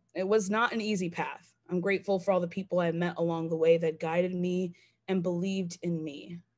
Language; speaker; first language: English; native; English